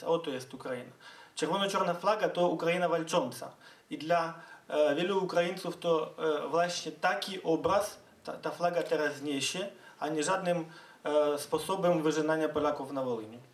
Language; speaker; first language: Polish; non-native, fluent; Ukrainian